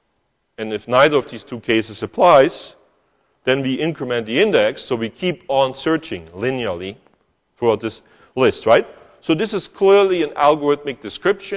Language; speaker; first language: English; non-native, fluent; German